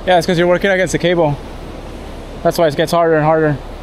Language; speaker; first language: English; early bilingual, other home language; Spanish